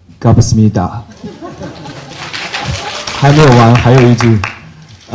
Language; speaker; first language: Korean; non-native, learner; Chinese